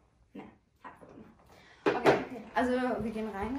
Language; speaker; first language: German; native; German